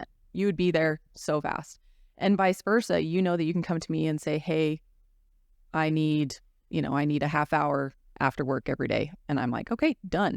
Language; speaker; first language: English; native; English